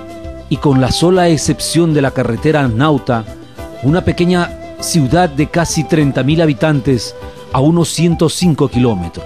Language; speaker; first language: Spanish; native; Spanish